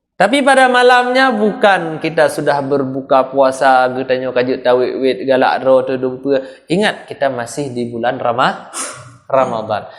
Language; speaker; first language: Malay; non-native, local second language; Achinese